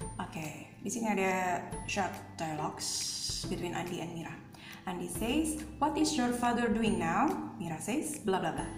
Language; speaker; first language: English; non-native, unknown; Indonesian